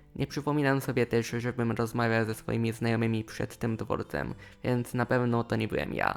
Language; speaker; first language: Polish; non-native, fluent; Japanese